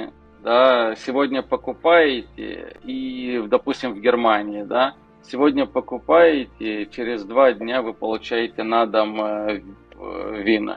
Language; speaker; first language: Russian; non-native, local second language; Romanian